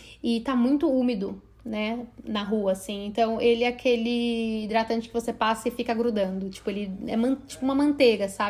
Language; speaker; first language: Portuguese; native; Portuguese